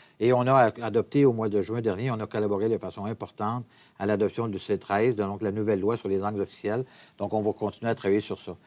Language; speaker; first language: French; native; French